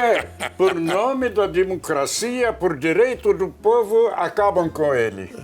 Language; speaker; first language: Portuguese; non-native, fluent; Arabic